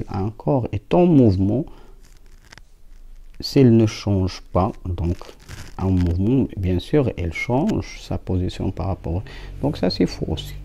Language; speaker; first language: French; non-native, local second language; Arabic